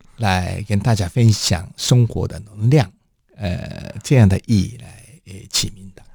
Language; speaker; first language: Chinese; non-native, fluent; Japanese